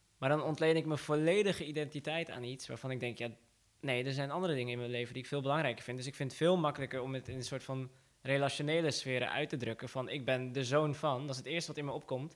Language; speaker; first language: Dutch; early bilingual, other home language; Assyrian Neo-Aramaic